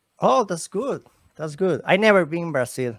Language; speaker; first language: English; non-native, learner; Spanish